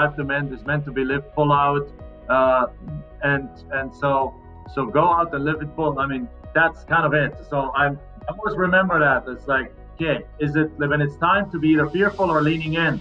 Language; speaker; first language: English; non-native, fluent; German